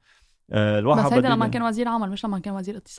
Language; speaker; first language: Arabic; native; Arabic